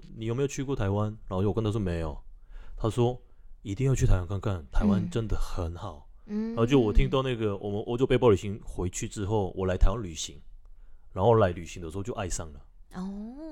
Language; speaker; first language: Chinese; non-native, fluent; Korean